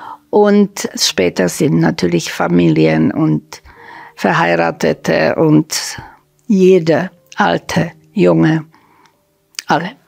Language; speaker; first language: German; non-native, fluent; Slovak